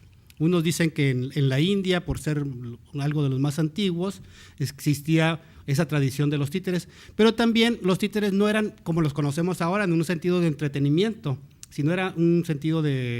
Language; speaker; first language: Spanish; native; Spanish